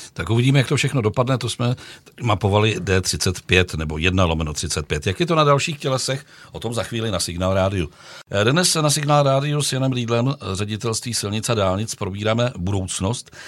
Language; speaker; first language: Czech; native; Czech